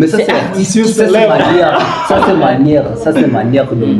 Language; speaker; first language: French; non-native, learner; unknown